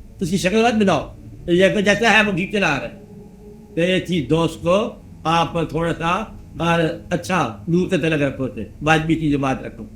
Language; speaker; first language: Urdu; non-native, local second language; Punjabi